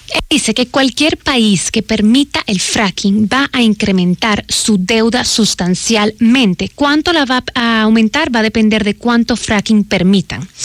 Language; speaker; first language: Spanish; native; Spanish